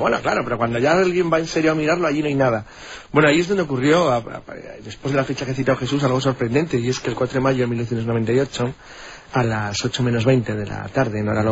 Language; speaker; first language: Spanish; native; Spanish